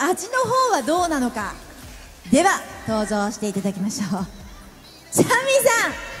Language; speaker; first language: Japanese; native; Japanese